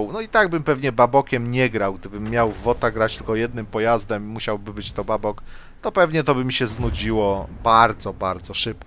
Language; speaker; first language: Polish; native; Polish